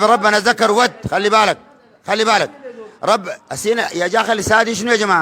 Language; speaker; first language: Arabic; native; Arabic